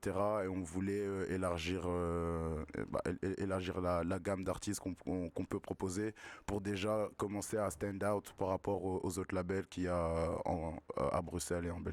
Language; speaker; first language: French; native; French